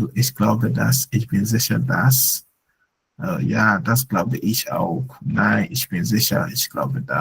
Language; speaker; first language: German; non-native, fluent; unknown